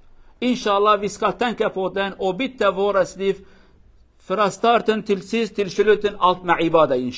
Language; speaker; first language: Swedish; non-native, learner; Kurdish